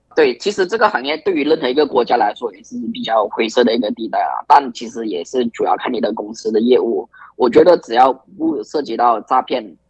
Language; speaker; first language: Chinese; native; Chinese